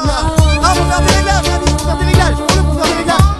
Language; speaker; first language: French; native; French